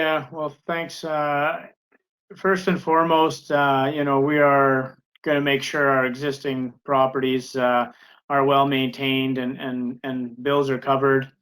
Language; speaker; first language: English; native; English